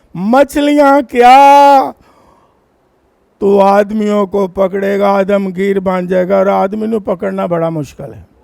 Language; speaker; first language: Urdu; non-native, local second language; Punjabi